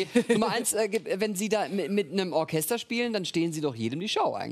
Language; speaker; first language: German; native; German